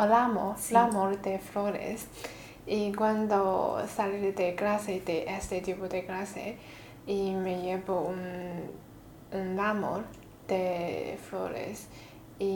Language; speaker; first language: Spanish; non-native, learner; Chinese